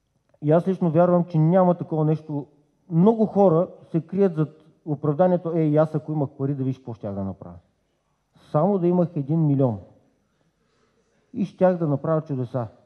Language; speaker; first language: Bulgarian; native; Bulgarian